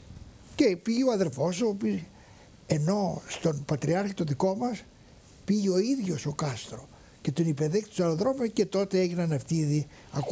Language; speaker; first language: Greek; native; Greek